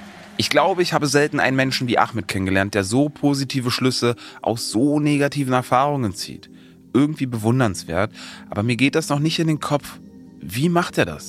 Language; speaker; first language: German; native; German